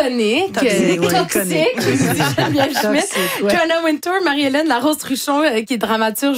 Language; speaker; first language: French; native; French